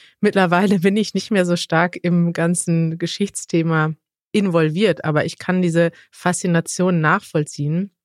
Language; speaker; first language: German; native; German